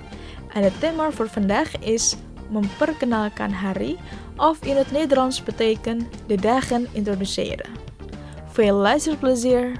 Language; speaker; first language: Dutch; non-native, fluent; Indonesian